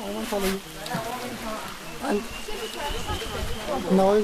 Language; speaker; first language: English; non-native, learner; Chinese